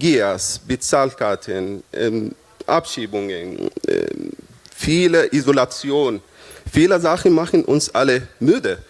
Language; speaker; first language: German; non-native, fluent; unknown